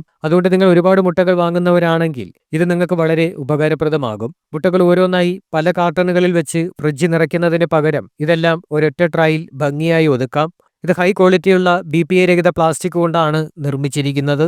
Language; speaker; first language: Malayalam; native; Malayalam